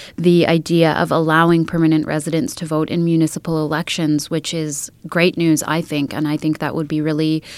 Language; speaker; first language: English; native; English